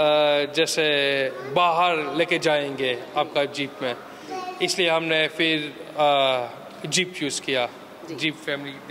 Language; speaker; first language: Hindi; early bilingual, heritage; Hindi